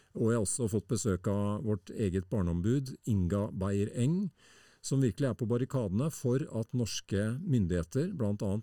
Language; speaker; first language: Norwegian; native; Norwegian